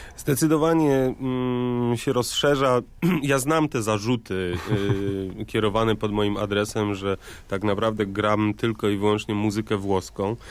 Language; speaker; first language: Polish; native; Polish